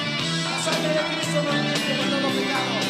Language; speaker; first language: Spanish; native; Spanish